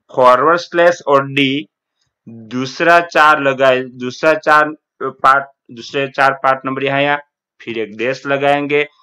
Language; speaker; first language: Hindi; non-native, local second language; Gujarati